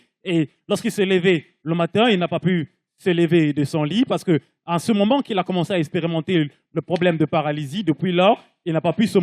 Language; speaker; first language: French; non-native, local second language; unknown